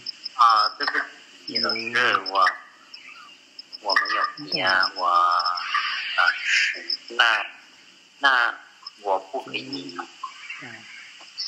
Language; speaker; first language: Chinese; non-native, learner; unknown